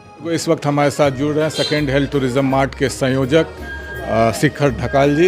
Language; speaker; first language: Hindi; native; Hindi